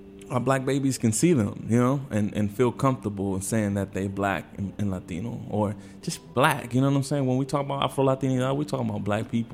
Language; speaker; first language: English; early bilingual, other home language; Spanish